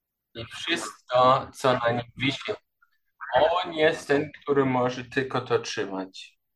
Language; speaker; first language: Polish; non-native, learner; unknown